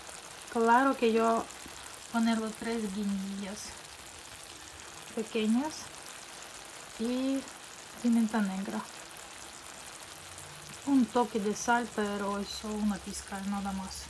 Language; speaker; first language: Spanish; non-native, fluent; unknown